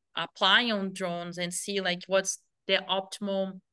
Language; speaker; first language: English; non-native, fluent; Portuguese